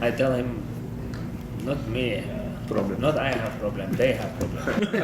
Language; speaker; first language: English; non-native, learner; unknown